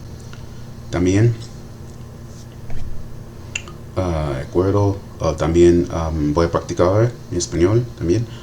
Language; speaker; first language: Spanish; non-native, learner; English